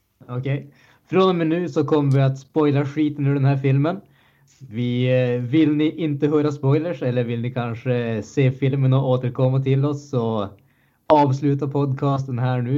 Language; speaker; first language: Swedish; native; Swedish